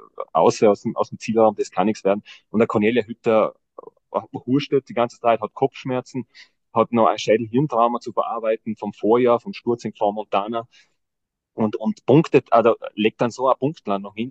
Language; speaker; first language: German; native; German